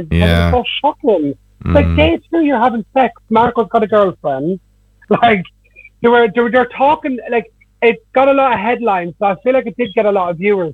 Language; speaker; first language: English; native; English